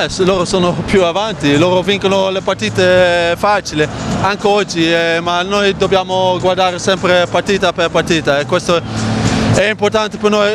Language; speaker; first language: Italian; non-native, fluent; Dutch